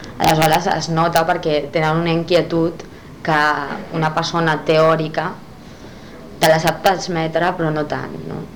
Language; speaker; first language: Catalan; non-native, local second language; Spanish